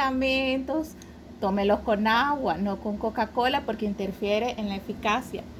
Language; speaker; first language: Spanish; native; Spanish